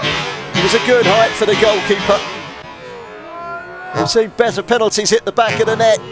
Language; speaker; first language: English; native; English